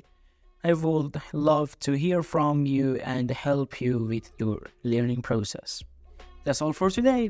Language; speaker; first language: English; non-native, fluent; Persian